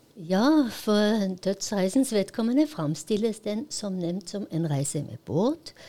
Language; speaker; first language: Norwegian; non-native, fluent; Polish